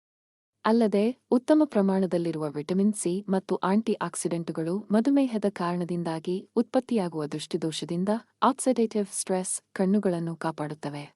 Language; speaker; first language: Kannada; native; Kannada